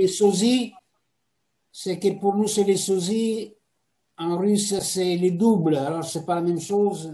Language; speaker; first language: French; non-native, fluent; Italian